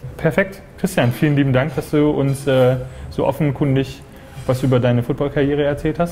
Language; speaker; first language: German; native; German